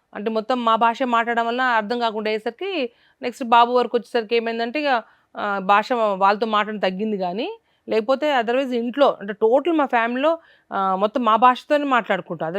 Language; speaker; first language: Telugu; non-native, local second language; Lambadi